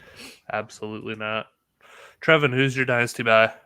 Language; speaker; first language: English; native; English